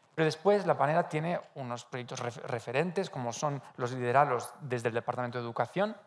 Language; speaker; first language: Spanish; native; Spanish